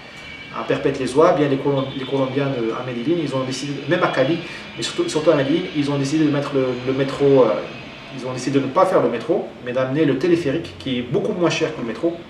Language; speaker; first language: French; non-native, local second language; Arabic